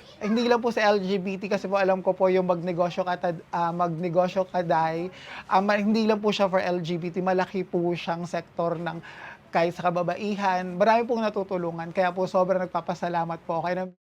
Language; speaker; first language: Filipino; native; Filipino